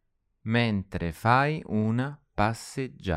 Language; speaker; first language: Italian; non-native, learner; English